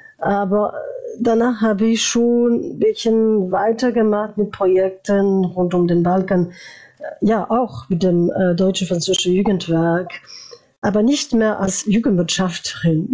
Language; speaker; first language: German; non-native, fluent; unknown